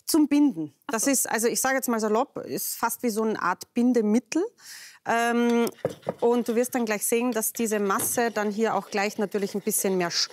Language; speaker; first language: German; native; German